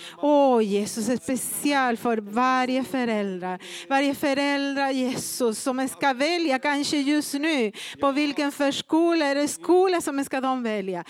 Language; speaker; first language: Swedish; non-native, fluent; Spanish